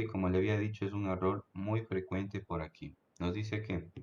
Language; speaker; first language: Spanish; native; Spanish